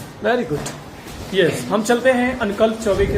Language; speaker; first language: Hindi; native; Hindi